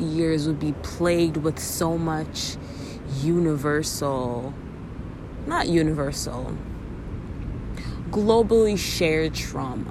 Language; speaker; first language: English; native; English